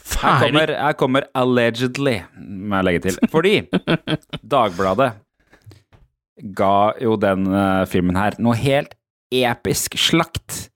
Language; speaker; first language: Norwegian; native; Norwegian